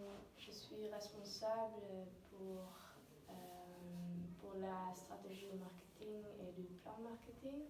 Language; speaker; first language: French; non-native, learner; Dutch